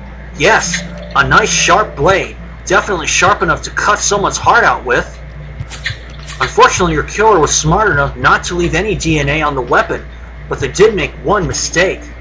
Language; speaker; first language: English; native; English